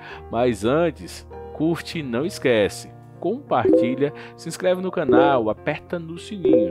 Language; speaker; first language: Portuguese; native; Portuguese